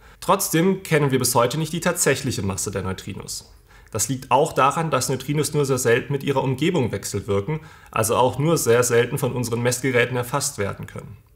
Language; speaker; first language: German; native; German